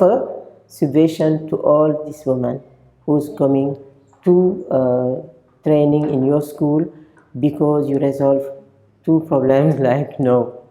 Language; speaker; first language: English; non-native, local second language; French